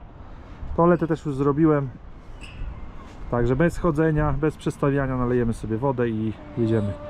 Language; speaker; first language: Polish; native; Polish